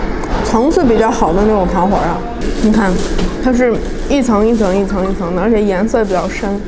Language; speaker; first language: Chinese; native; Chinese